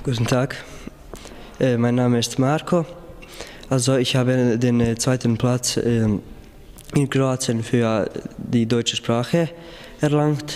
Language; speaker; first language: German; non-native, learner; Croatian